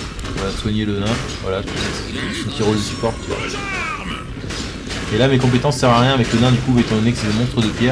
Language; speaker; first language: French; native; French